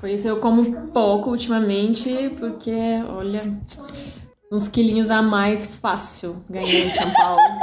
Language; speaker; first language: Portuguese; non-native, fluent; Russian